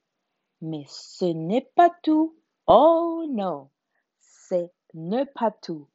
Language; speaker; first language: French; non-native, learner; Spanish